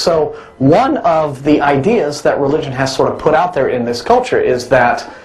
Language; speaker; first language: English; native; English